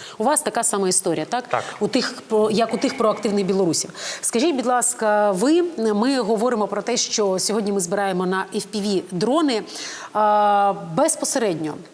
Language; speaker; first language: Ukrainian; native; Ukrainian